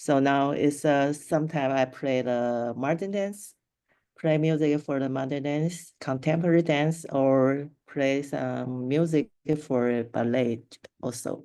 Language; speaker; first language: English; non-native, local second language; Chinese